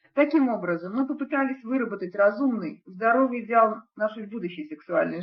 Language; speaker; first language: Russian; native; Russian